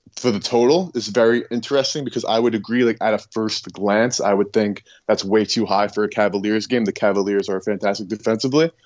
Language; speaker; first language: English; native; English